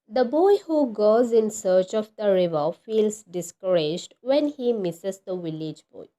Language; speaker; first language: English; non-native, local second language; Malayalam